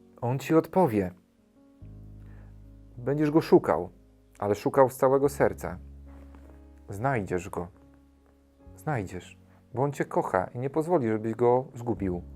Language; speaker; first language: Polish; native; Polish